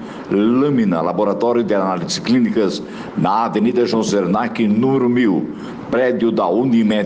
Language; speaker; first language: Portuguese; native; Portuguese